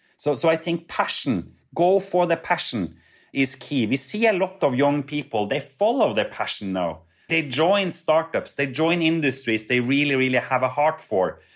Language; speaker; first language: English; non-native, fluent; Norwegian